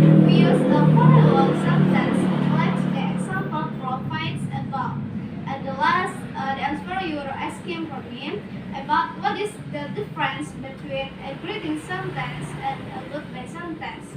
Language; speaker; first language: English; non-native, learner; Indonesian